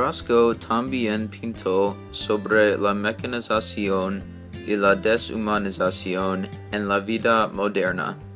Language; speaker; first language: Spanish; non-native, learner; English